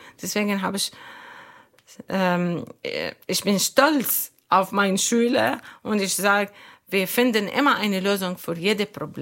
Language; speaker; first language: German; non-native, learner; Arabic